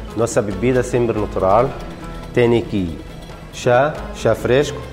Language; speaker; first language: Portuguese; non-native, learner; Arabic